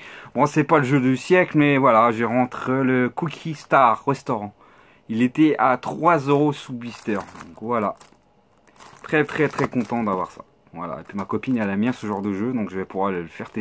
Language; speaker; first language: French; native; French